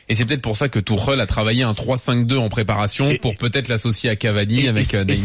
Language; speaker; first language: French; native; French